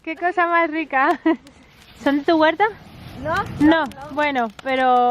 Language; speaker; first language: Spanish; native; Spanish